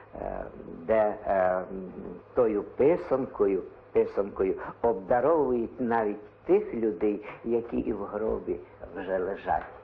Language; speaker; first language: Ukrainian; native; Ukrainian